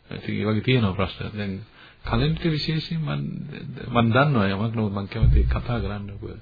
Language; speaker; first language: Sinhala; native; Sinhala